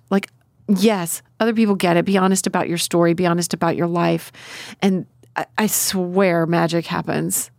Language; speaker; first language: English; native; English